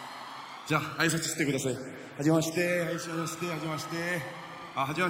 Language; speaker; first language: Japanese; non-native, fluent; Korean